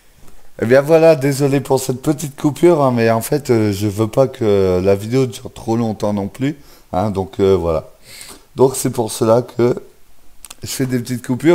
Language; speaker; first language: French; native; French